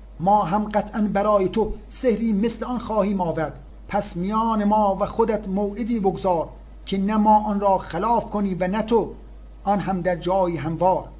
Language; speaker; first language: Persian; native; Persian